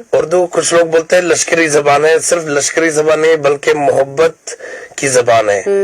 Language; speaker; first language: Urdu; non-native, fluent; Arabic